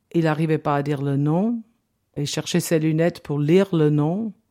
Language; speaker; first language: French; non-native, fluent; English